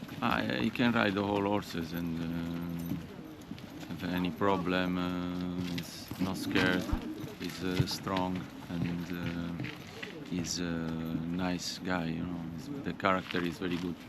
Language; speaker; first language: English; non-native, fluent; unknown